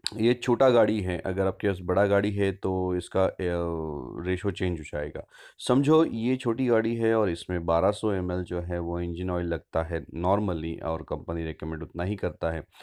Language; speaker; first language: Hindi; non-native, local second language; Marathi